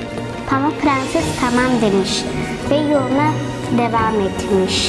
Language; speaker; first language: Turkish; early bilingual, heritage; Turkish